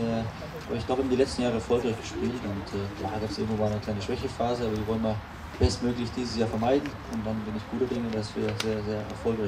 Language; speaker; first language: German; native; German